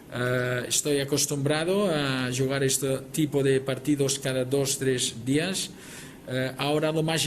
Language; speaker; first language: Spanish; non-native, local second language; Catalan